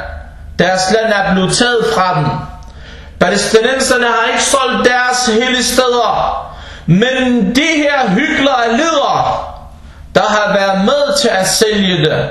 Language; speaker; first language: Danish; non-native, fluent; Arabic